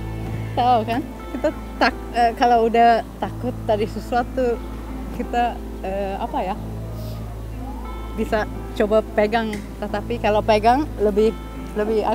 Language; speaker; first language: Indonesian; non-native, fluent; English